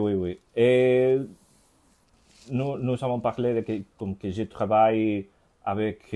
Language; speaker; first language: French; non-native, learner; Spanish